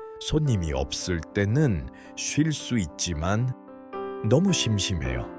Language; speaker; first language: Korean; non-native, fluent; Uzbek